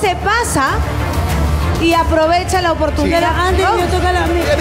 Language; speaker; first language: Spanish; native; Spanish